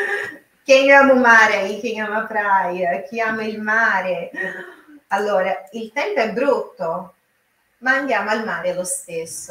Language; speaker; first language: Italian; non-native, fluent; Portuguese